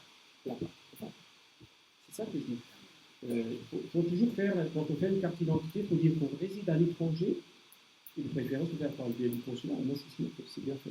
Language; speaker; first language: French; native; French